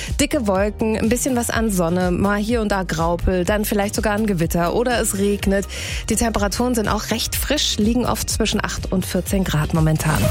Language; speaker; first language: German; native; German